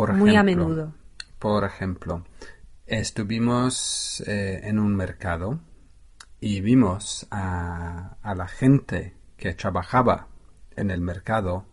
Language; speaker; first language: Spanish; non-native, fluent; English